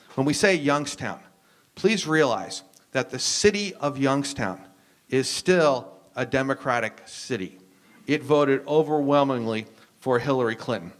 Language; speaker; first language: English; native; English